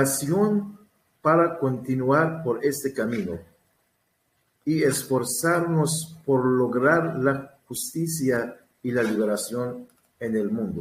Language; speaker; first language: Spanish; non-native, learner; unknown